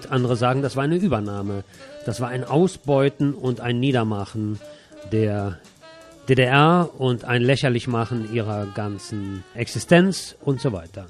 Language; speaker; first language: German; native; German